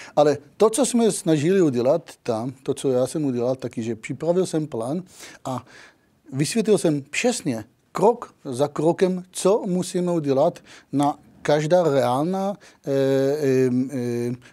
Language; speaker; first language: Czech; non-native, learner; Hebrew